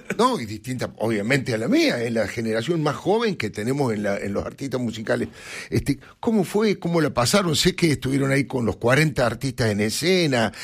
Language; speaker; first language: Spanish; native; Spanish